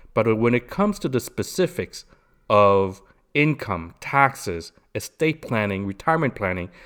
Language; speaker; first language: English; native; English